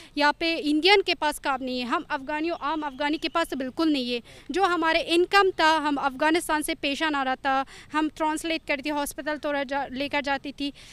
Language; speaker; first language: Hindi; non-native, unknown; Persian